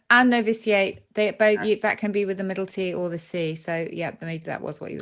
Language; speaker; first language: English; native; English